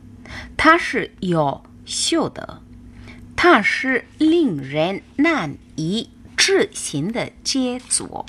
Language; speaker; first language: Chinese; non-native, fluent; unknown